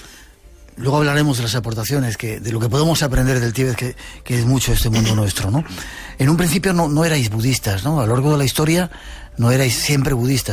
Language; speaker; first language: Spanish; native; Spanish